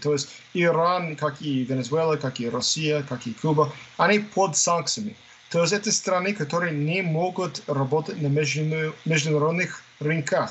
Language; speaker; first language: Russian; non-native, fluent; English